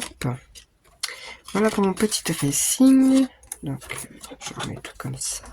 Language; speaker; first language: French; native; French